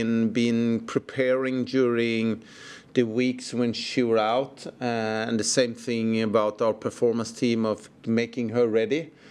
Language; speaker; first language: English; non-native, fluent; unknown